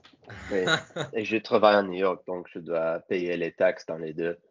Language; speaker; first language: French; non-native, learner; English